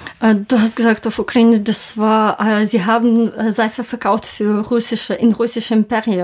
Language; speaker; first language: German; non-native, learner; Ukrainian